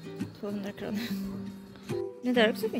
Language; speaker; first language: Swedish; non-native, learner; Japanese